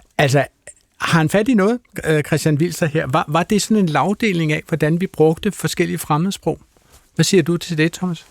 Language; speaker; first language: Danish; native; Danish